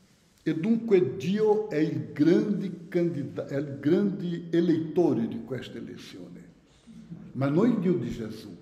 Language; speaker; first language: Italian; non-native, fluent; Portuguese